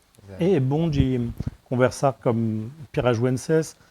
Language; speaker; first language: Portuguese; non-native, fluent; French